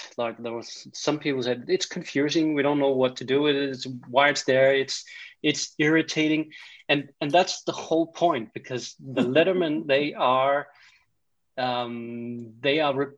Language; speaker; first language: English; non-native, fluent; Danish